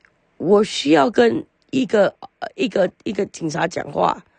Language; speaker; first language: Chinese; early bilingual, heritage; Chinese